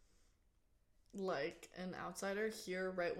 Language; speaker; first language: English; non-native, fluent; Spanish